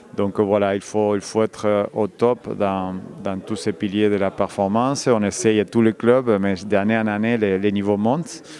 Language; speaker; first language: French; non-native, fluent; Spanish